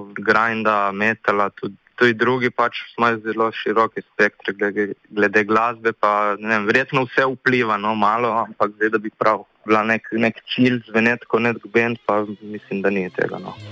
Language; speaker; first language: Slovenian; native; Slovenian